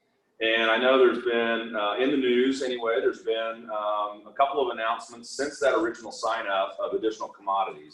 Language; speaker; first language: English; native; English